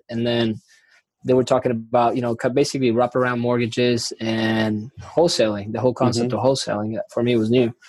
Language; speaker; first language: English; non-native, fluent; Spanish